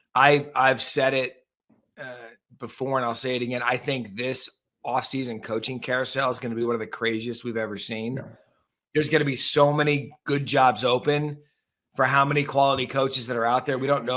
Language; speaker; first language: English; native; English